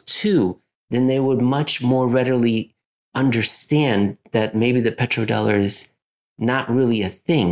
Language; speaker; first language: English; native; English